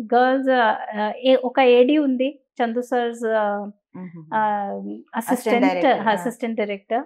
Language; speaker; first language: Telugu; non-native, learner; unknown